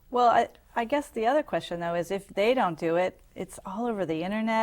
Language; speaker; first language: English; native; English